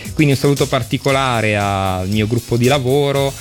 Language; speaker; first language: Italian; native; Italian